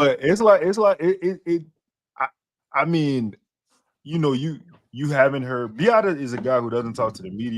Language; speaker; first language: English; native; English